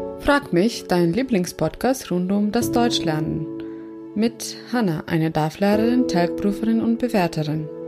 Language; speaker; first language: German; non-native, fluent; Ukrainian